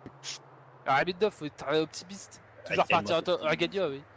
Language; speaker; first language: French; native; French